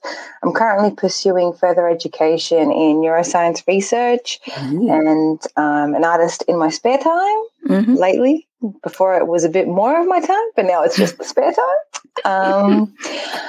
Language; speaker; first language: English; early bilingual, other home language; Persian